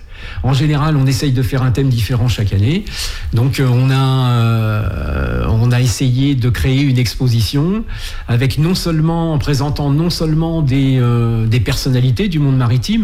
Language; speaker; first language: French; native; French